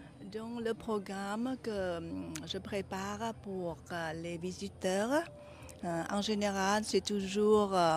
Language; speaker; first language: French; non-native, fluent; Vietnamese